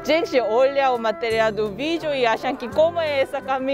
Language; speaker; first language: Portuguese; non-native, learner; Korean